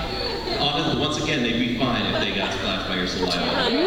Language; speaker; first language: English; native; English